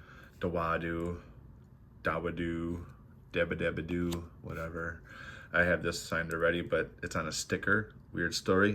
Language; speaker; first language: English; native; English